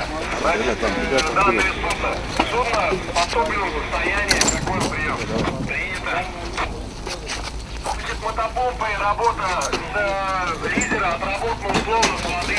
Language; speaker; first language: Russian; native; Russian